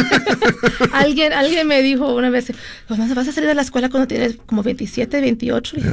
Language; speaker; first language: Spanish; early bilingual, heritage; Spanish